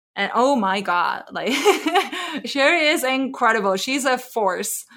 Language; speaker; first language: English; non-native, fluent; Czech